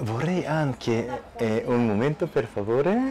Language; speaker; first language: Italian; non-native, learner; Korean